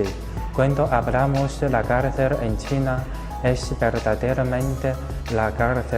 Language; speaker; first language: Spanish; non-native, learner; Chinese